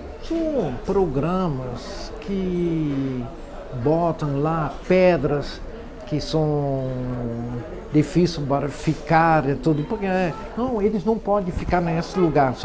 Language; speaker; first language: Portuguese; non-native, fluent; Dutch